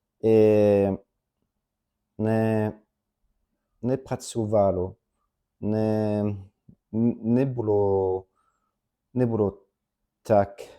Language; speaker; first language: Ukrainian; non-native, learner; French